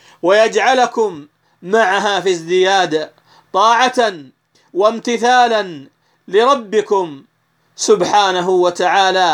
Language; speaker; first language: Arabic; native; Arabic